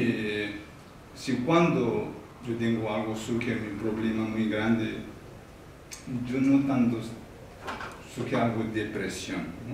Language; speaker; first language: Spanish; non-native, learner; Tibetan